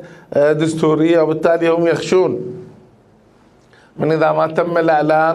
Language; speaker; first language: Arabic; native; Arabic